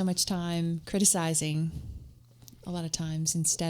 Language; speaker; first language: English; native; English